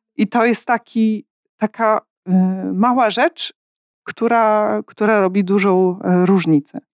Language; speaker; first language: Polish; native; Polish